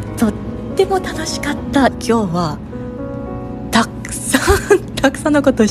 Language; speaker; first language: Japanese; non-native, learner; English